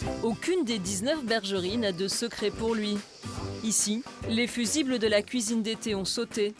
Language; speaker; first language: French; native; French